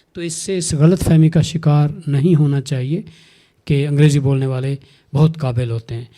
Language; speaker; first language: Urdu; non-native, local second language; Saraiki